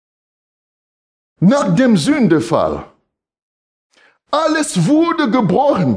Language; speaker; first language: German; non-native, fluent; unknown